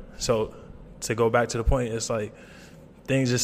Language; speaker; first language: English; native; English